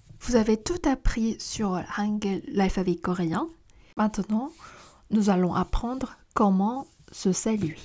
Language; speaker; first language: French; non-native, fluent; Korean